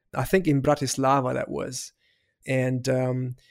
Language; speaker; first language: English; non-native, fluent; German